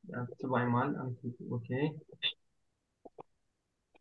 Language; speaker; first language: German; non-native, learner; Turkish